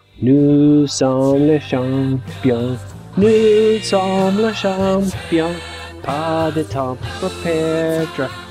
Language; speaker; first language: French; non-native, learner; English